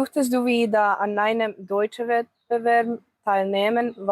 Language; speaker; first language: German; non-native, learner; Croatian